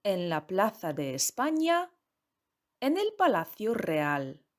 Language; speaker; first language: Spanish; non-native, fluent; Polish